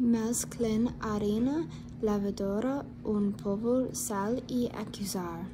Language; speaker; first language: Spanish; non-native, learner; English